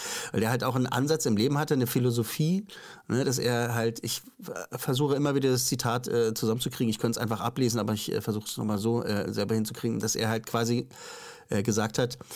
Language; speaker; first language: German; native; German